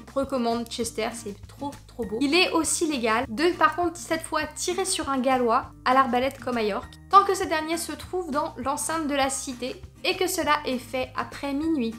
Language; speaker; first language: French; native; French